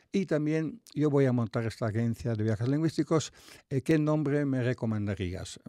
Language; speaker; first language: Spanish; non-native, fluent; Dutch